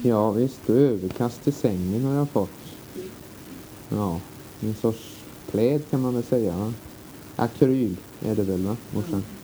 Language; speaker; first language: Swedish; native; Swedish